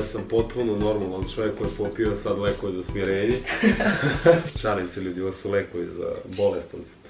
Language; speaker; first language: Bosnian; native; Bosnian